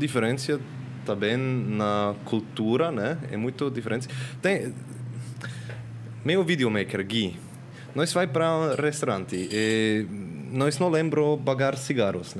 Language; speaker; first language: Portuguese; non-native, learner; Swiss German